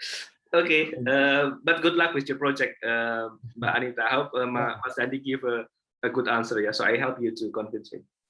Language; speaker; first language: English; non-native, fluent; Indonesian